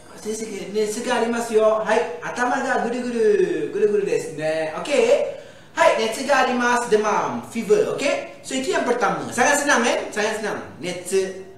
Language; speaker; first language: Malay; native; Malay